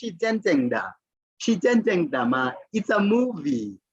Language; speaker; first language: Chinese; non-native, fluent; Swahili